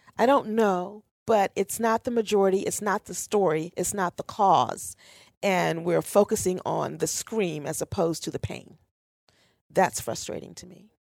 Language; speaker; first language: English; native; English